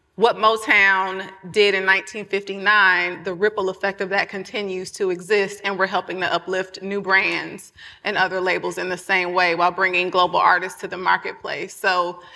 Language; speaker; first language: English; native; English